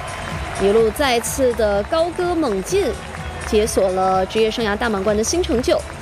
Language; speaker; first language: Chinese; native; Chinese